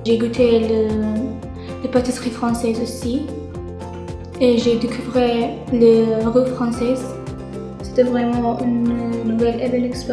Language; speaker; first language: French; non-native, learner; Arabic